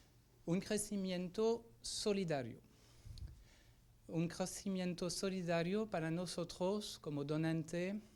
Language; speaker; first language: Spanish; non-native, fluent; French